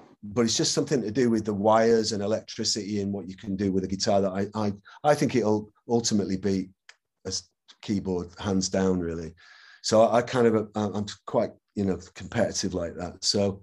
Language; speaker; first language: English; native; English